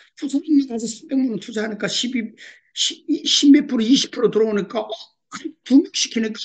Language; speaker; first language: Korean; early bilingual, heritage; Korean